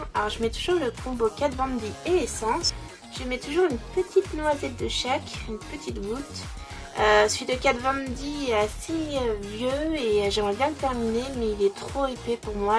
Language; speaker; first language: French; native; French